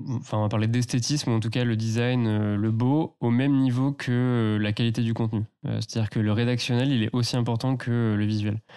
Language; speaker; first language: French; native; French